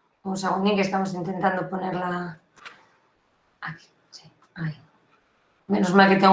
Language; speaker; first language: Spanish; native; Spanish